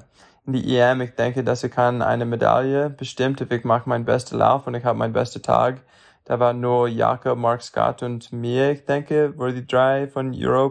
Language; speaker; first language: German; non-native, learner; English